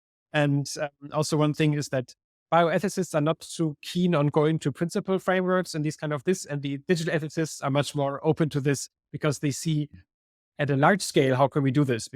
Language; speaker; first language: English; non-native, fluent; German